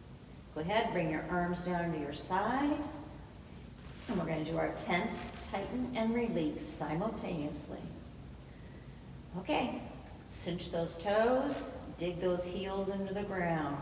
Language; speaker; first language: English; native; English